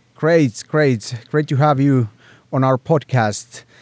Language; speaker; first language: English; non-native, fluent; Finnish